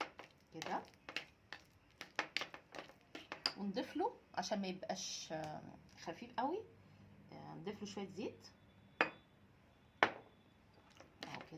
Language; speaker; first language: Arabic; native; Arabic